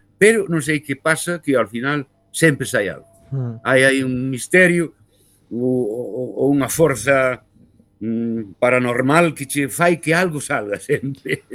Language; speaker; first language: Galician; native; Galician